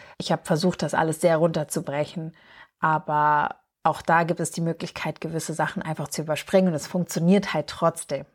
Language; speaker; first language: German; native; German